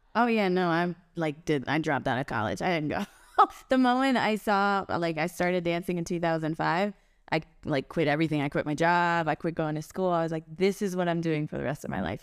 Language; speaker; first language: English; early bilingual, other home language; German